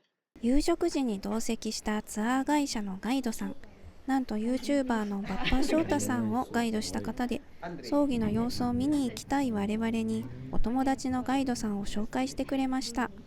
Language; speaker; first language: Japanese; native; Japanese